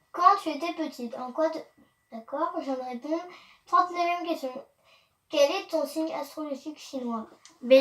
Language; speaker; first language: French; native; French